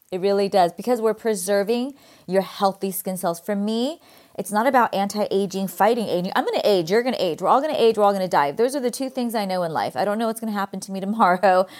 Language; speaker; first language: English; native; English